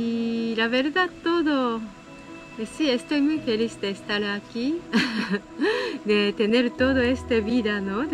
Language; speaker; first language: Spanish; non-native, learner; Japanese